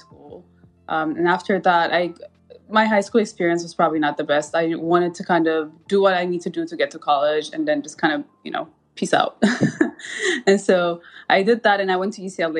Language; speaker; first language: English; non-native, fluent; Amharic